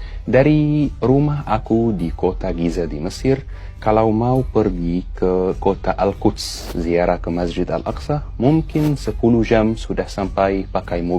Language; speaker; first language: Indonesian; non-native, fluent; Arabic